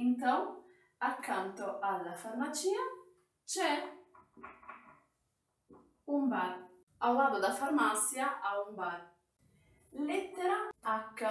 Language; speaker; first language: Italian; non-native, fluent; Portuguese